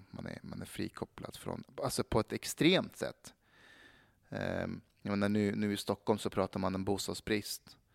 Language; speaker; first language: Swedish; early bilingual, other home language; Persian